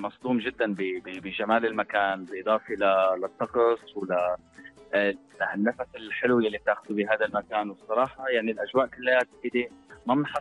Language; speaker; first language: Arabic; native; Arabic